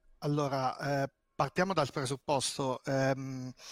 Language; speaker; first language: Italian; native; Italian